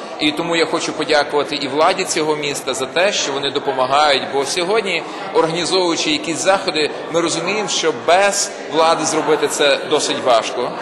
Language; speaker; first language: Ukrainian; native; Ukrainian